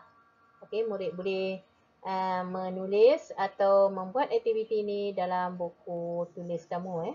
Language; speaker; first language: Malay; native; Malay